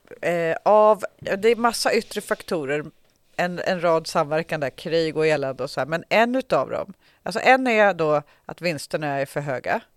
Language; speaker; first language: Swedish; native; Swedish